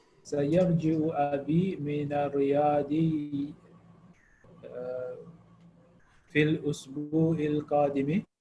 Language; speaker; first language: Arabic; non-native, learner; English